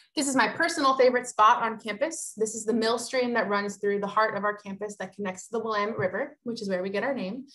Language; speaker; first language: English; native; English